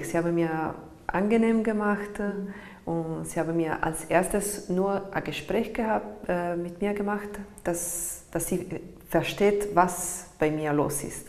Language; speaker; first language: German; non-native, learner; Italian